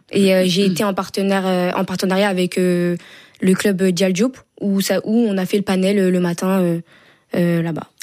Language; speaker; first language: French; native; French